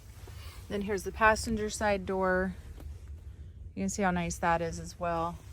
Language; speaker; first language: English; native; English